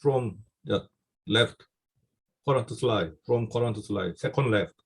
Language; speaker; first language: English; non-native, fluent; Korean